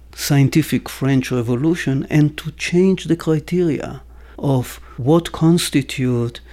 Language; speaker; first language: English; non-native, fluent; Hebrew